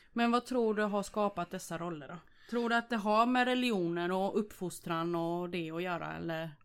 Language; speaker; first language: Swedish; early bilingual, other home language; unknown